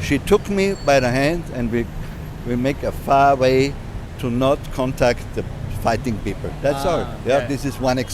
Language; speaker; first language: English; non-native, learner; German